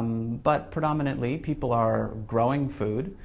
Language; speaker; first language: English; native; English